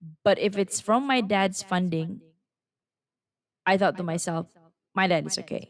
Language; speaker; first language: English; non-native, local second language; Malay